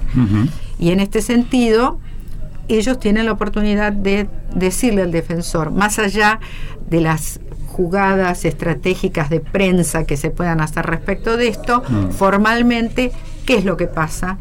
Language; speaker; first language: Spanish; native; Spanish